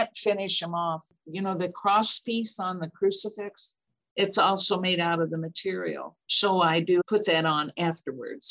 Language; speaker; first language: English; native; English